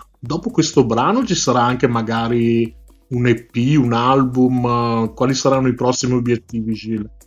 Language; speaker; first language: Italian; native; Italian